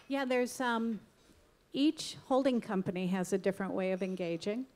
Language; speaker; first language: English; native; English